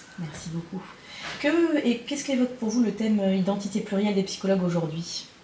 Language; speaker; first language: French; native; French